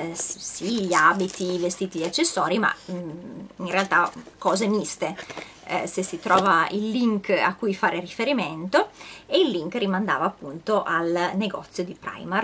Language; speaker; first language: Italian; native; Italian